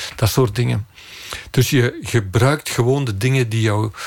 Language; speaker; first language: Dutch; native; Dutch